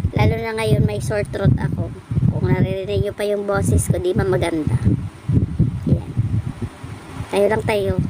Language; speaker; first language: Filipino; native; Filipino